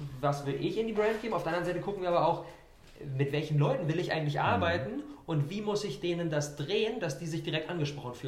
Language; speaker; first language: German; native; German